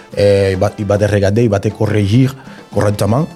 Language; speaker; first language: French; non-native, fluent; Spanish